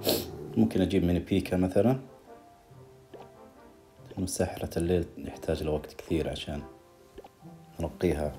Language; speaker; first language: Arabic; native; Arabic